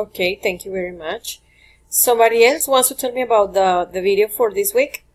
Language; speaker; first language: English; non-native, fluent; Spanish